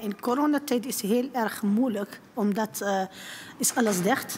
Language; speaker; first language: Dutch; non-native, learner; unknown